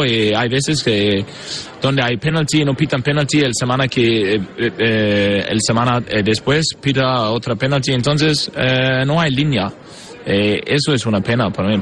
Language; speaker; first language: Spanish; non-native, fluent; Portuguese